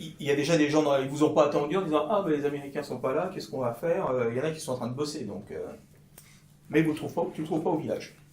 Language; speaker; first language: French; native; French